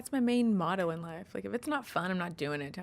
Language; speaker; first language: English; native; English